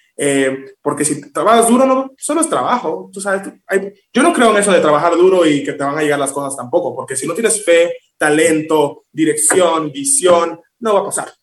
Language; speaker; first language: Spanish; early bilingual, heritage; Spanish